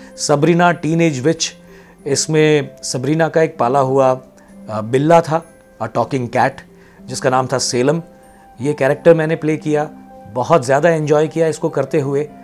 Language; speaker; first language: Hindi; non-native, local second language; Gujarati